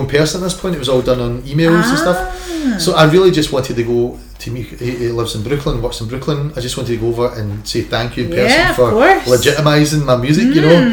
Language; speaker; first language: English; native; English